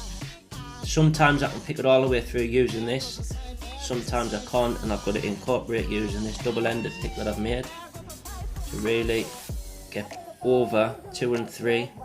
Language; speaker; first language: English; native; English